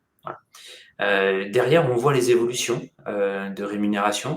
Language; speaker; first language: French; native; French